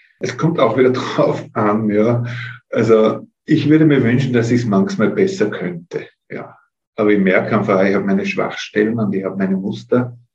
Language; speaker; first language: German; native; German